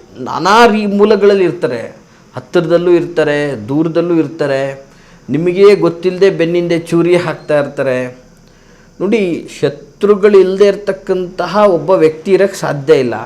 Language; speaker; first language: Kannada; native; Kannada